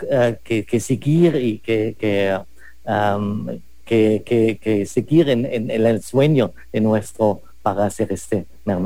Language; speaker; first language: Spanish; non-native, fluent; German